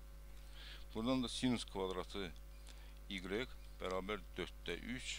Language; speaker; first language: Azerbaijani; native; Azerbaijani